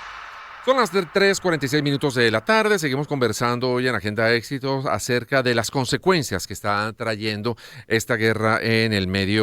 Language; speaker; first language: Spanish; native; Spanish